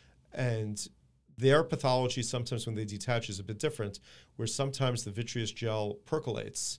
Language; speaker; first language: English; native; English